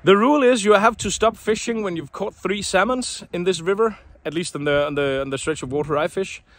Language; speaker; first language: English; non-native, fluent; Danish